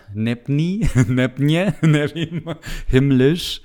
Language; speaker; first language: Czech; non-native, learner; German